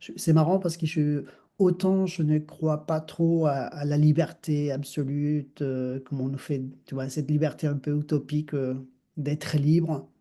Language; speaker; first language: French; non-native, fluent; Spanish